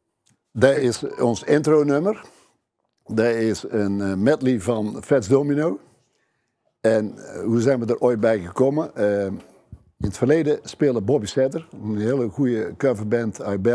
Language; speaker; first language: Dutch; native; Dutch